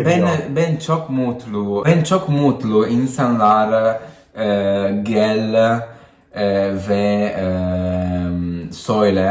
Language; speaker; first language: Turkish; non-native, learner; Italian